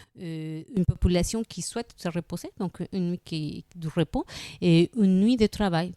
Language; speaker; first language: French; non-native, fluent; Spanish